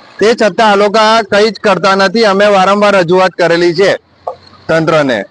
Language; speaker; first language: Gujarati; native; Gujarati